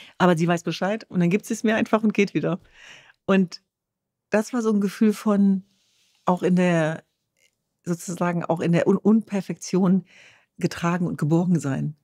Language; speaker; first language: German; early bilingual, other home language; Kurdish